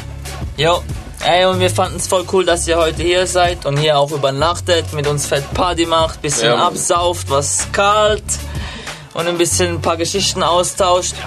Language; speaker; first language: German; native; German